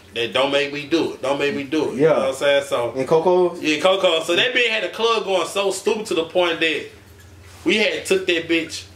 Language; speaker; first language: English; native; English